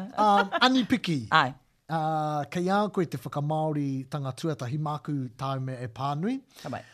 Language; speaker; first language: Māori; non-native, local second language; English